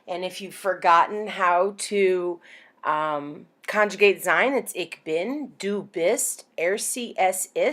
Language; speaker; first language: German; non-native, learner; English